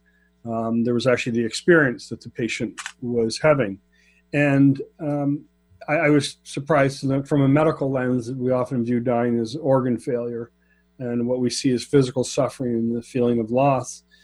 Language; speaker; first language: English; native; English